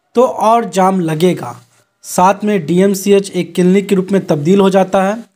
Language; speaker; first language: Hindi; native; Hindi